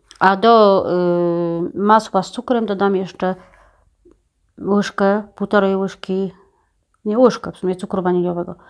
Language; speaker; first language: Polish; native; Polish